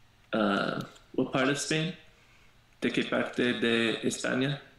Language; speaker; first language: Spanish; non-native, learner; English